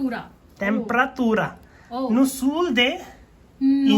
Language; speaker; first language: Portuguese; non-native, learner; Hindi